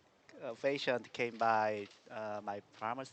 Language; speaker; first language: English; non-native, learner; Korean